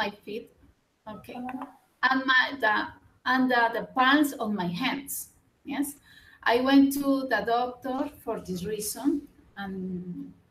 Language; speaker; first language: English; non-native, learner; Spanish